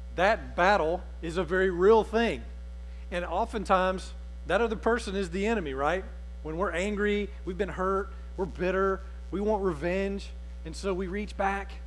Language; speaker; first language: English; native; English